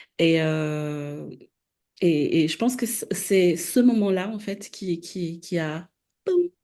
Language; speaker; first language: French; non-native, local second language; Malagasy